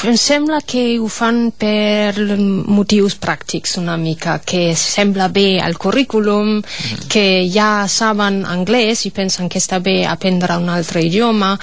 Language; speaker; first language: Catalan; non-native, fluent; German